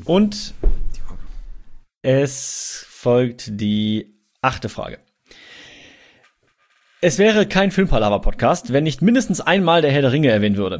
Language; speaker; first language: German; native; German